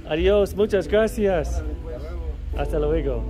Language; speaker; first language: Spanish; non-native, learner; English